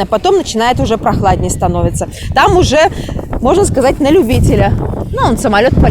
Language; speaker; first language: Russian; native; Russian